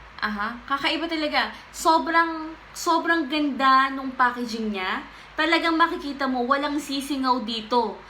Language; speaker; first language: Filipino; native; Filipino